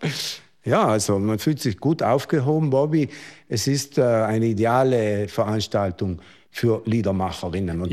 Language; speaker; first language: German; native; German